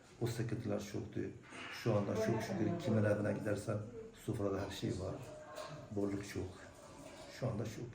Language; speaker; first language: Turkish; non-native, local second language; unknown